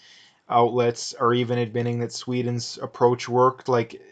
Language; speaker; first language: English; native; English